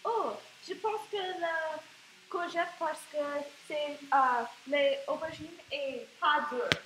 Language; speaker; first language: French; non-native, learner; English